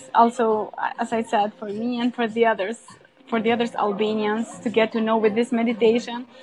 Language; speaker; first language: English; non-native, fluent; Albanian